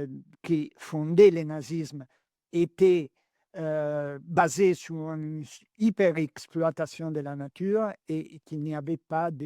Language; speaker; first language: French; non-native, learner; Italian